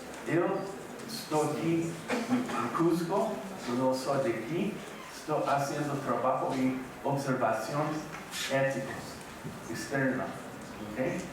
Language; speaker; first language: Portuguese; non-native, fluent; English